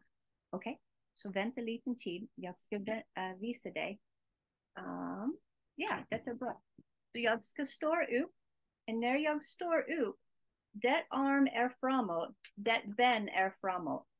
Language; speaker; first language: Swedish; non-native, learner; English